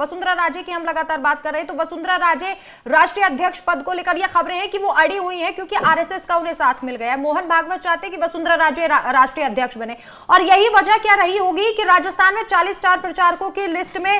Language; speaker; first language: Hindi; native; Hindi